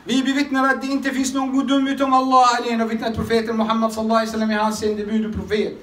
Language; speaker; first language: Swedish; non-native, fluent; Arabic